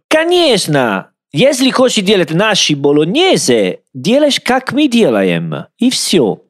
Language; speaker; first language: Russian; non-native, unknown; Italian